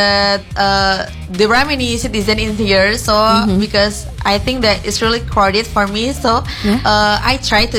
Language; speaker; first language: English; non-native, learner; Indonesian